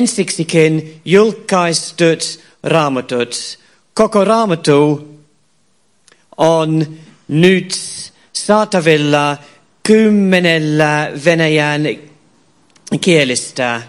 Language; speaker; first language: Finnish; non-native, fluent; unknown